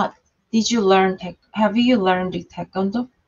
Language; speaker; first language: English; non-native, learner; Korean